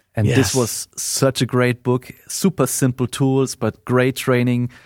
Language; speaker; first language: English; non-native, fluent; German